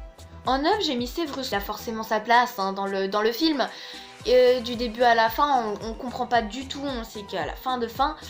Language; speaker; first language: French; native; French